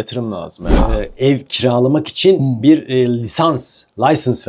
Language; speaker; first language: Turkish; native; Turkish